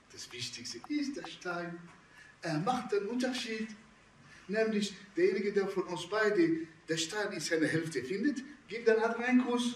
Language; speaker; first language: German; non-native, fluent; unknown